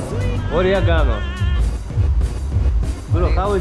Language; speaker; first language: English; non-native, learner; Russian